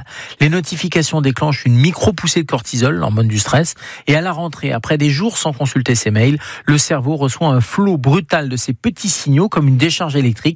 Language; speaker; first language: French; native; French